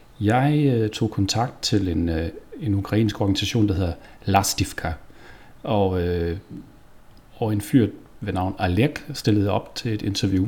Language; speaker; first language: Danish; native; Danish